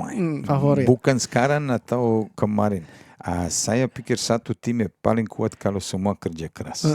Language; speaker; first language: Indonesian; non-native, fluent; Serbian